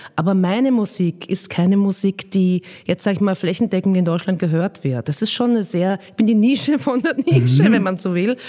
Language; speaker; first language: German; native; German